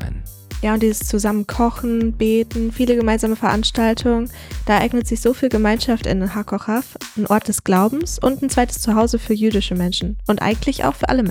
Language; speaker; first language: German; native; German